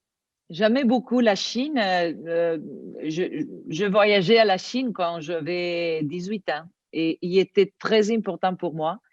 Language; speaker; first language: French; non-native, learner; Italian